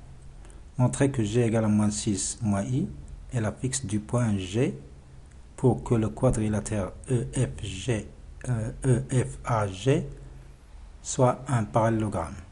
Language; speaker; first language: French; non-native, local second language; Arabic